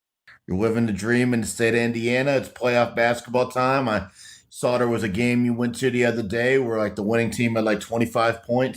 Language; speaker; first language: English; native; English